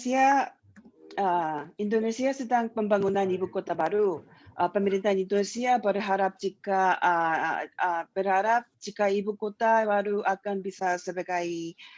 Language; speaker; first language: Indonesian; non-native, learner; Korean